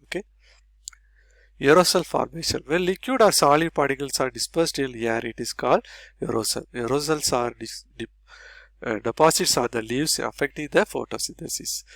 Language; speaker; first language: English; non-native, local second language; Tamil